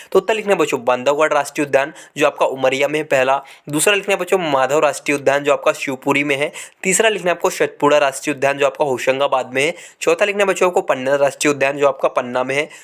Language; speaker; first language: Hindi; native; Hindi